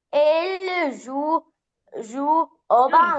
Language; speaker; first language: French; non-native, learner; Arabic